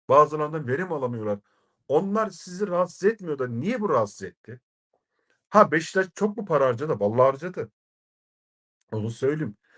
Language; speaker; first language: Turkish; native; Turkish